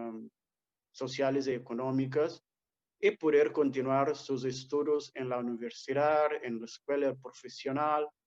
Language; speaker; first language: Spanish; non-native, fluent; Portuguese